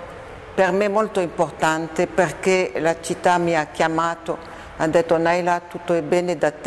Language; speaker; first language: Italian; non-native, fluent; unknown